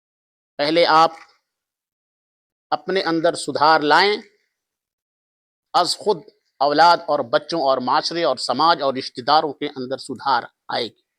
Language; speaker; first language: Urdu; native; Urdu